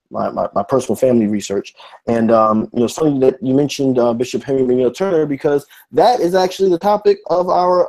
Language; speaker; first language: English; native; English